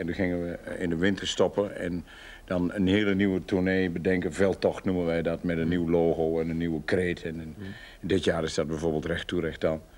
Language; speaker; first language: Dutch; native; Dutch